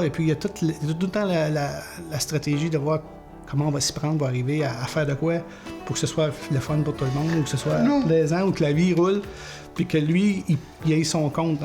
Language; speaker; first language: French; native; French